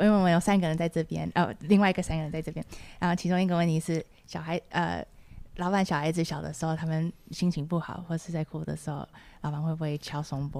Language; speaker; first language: Chinese; early bilingual, heritage; Chinese